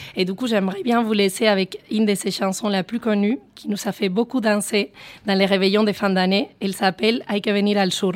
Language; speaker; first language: French; non-native, fluent; Spanish